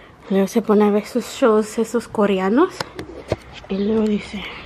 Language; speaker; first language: Spanish; early bilingual, heritage; Spanish